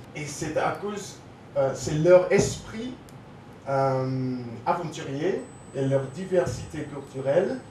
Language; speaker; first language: French; non-native, learner; English